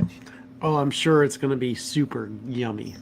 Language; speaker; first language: English; native; English